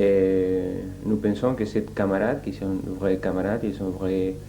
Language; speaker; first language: French; non-native, learner; Spanish